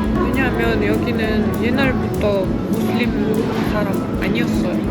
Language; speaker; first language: Korean; non-native, fluent; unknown